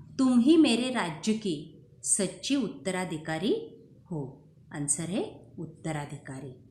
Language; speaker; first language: Hindi; non-native, local second language; Marathi